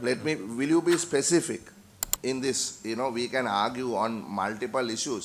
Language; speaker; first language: English; non-native, local second language; Sinhala